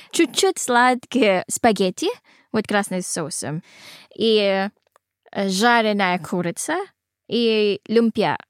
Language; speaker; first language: Russian; non-native, learner; Filipino